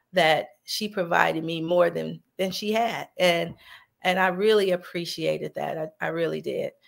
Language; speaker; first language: English; native; English